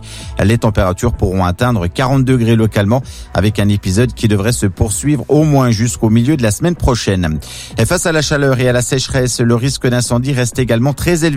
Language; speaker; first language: French; native; French